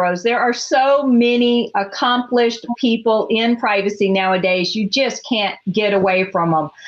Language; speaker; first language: English; native; English